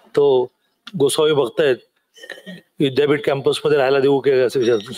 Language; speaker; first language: Hindi; non-native, local second language; Marathi